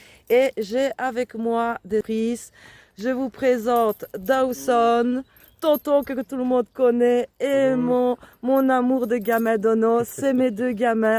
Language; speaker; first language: French; native; French